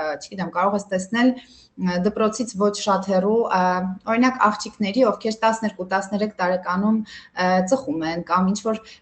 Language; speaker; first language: Armenian; early bilingual, heritage; Armenian